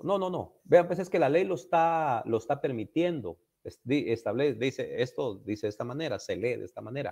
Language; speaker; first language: Spanish; native; Spanish